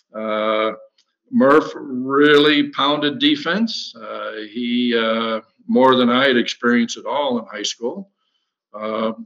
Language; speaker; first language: English; native; English